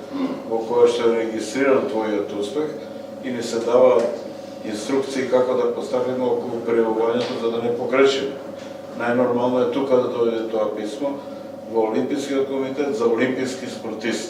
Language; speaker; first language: Macedonian; native; Macedonian